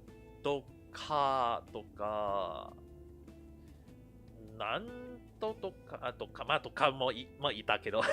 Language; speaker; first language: Japanese; non-native, fluent; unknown